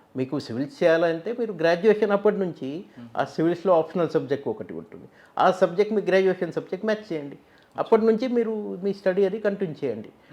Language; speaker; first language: Telugu; non-native, fluent; Marathi